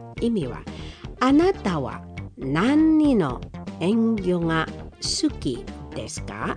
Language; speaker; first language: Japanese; non-native, learner; Indonesian